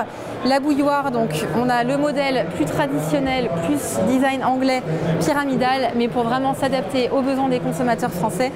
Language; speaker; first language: French; native; French